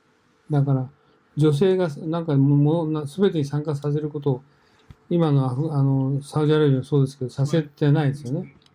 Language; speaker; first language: Japanese; native; Japanese